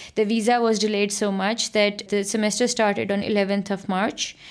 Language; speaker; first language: English; non-native, local second language; Punjabi